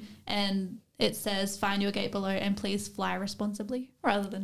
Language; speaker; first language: English; native; English